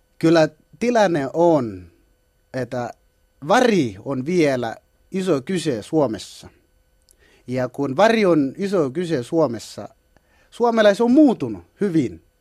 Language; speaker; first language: Finnish; non-native, learner; Kalenjin